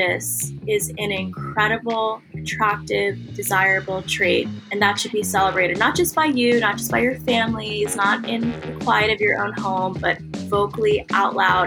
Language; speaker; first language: English; native; English